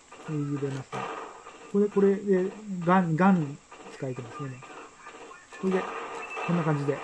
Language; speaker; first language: Japanese; native; Japanese